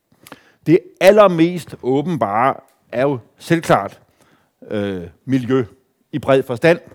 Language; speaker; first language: Danish; native; Danish